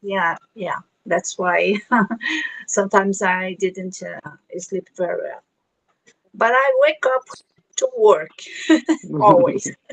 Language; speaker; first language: English; non-native, learner; Portuguese